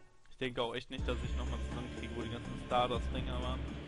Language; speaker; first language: German; native; German